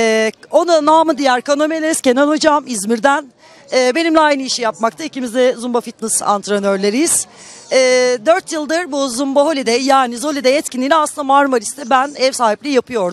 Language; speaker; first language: Turkish; native; Turkish